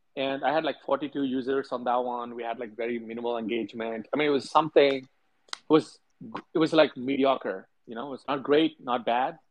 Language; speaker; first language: English; non-native, local second language; Telugu